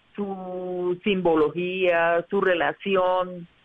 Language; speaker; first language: Spanish; native; Spanish